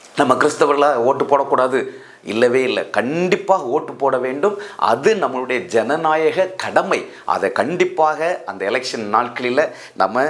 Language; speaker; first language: Tamil; native; Tamil